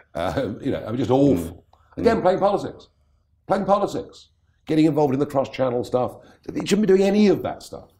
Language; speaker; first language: English; native; English